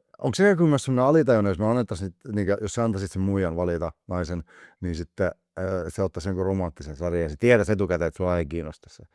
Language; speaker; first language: Finnish; native; Finnish